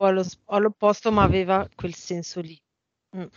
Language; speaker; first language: Italian; native; Italian